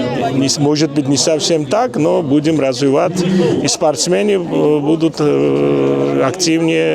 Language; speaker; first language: Russian; non-native, fluent; Georgian